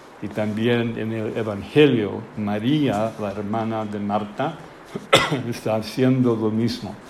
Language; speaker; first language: Spanish; non-native, fluent; English